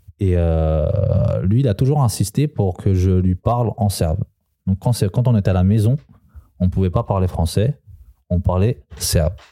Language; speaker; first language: French; early bilingual, other home language; Serbian